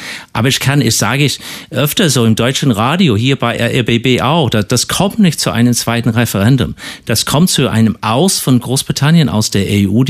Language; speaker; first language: German; non-native, fluent; English